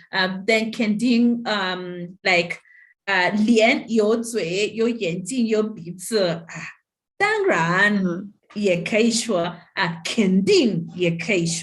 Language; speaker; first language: Chinese; non-native, learner; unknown